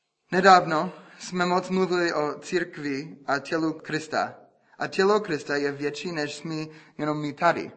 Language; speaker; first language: Czech; non-native, fluent; English